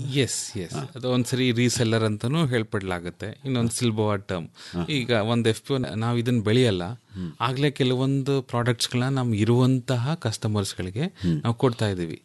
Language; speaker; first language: Kannada; native; Kannada